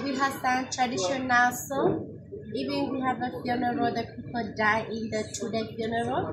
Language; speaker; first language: English; non-native, learner; Hmong